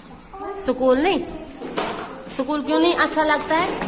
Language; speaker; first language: Hindi; non-native, local second language; Kashmiri